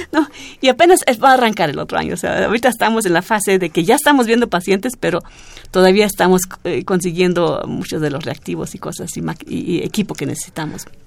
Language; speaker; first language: Spanish; non-native, fluent; German